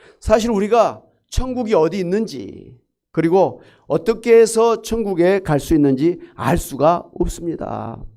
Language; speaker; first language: Korean; native; Korean